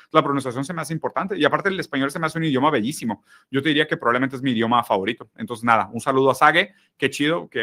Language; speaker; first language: Spanish; early bilingual, other home language; Portuguese